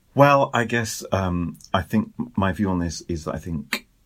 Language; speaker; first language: English; native; English